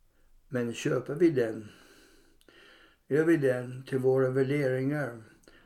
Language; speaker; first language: Swedish; non-native, fluent; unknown